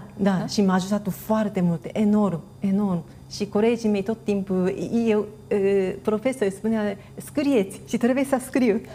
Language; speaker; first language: Romanian; non-native, fluent; Japanese